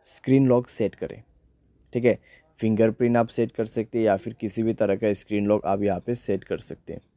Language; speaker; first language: Hindi; native; Hindi